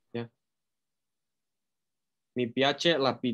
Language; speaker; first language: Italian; non-native, fluent; Indonesian